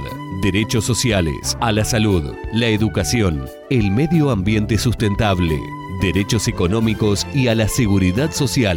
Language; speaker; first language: Spanish; native; Spanish